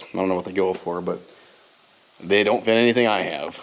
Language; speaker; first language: English; native; English